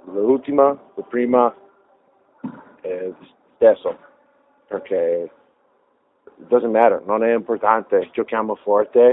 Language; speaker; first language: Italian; non-native, learner; English